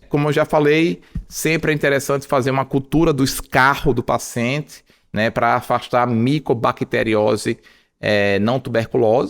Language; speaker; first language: Portuguese; native; Portuguese